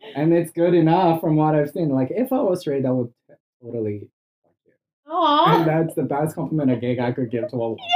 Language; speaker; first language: English; non-native, fluent; Portuguese